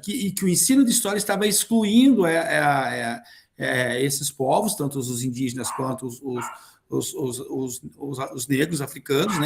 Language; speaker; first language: Portuguese; native; Portuguese